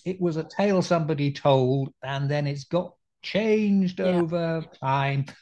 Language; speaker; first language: English; native; English